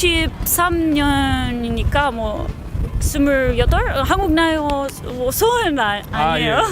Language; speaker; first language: Korean; non-native, learner; Dutch